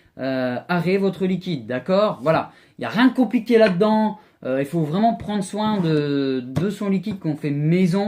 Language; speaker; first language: French; native; French